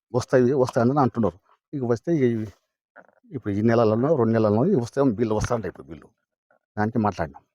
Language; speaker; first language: Telugu; non-native, local second language; Lambadi